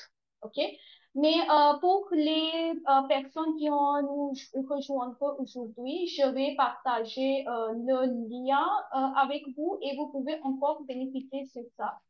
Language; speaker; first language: French; non-native, learner; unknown